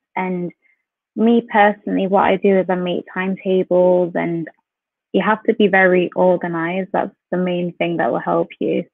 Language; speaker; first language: English; native; English